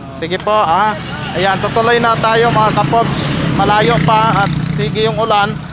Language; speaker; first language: Filipino; non-native, local second language; Hiligaynon